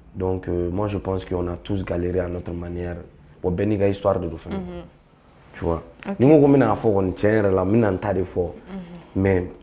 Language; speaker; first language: French; non-native, local second language; Tamasheq